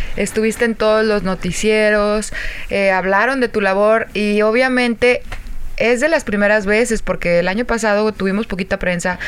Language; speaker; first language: Spanish; native; Spanish